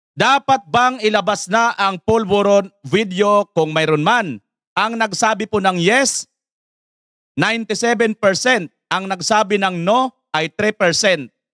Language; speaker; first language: Filipino; native; Filipino